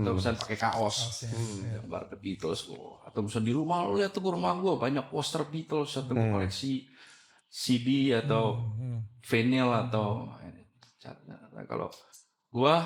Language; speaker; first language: Indonesian; native; Indonesian